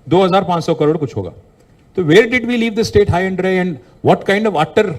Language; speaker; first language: Hindi; non-native, local second language; Telugu